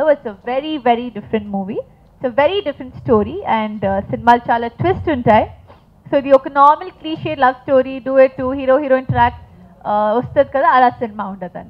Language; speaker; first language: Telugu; non-native, fluent; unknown